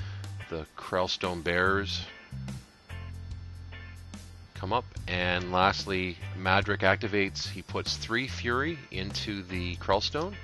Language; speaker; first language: English; native; English